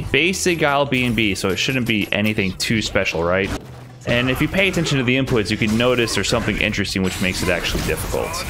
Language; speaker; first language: English; native; English